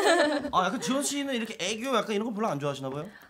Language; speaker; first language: Korean; native; Korean